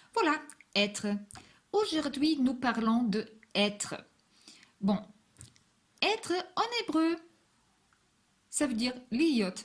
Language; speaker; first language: French; non-native, fluent; Hebrew